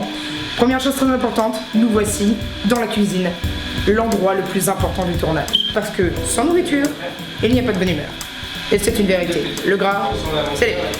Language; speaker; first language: French; native; French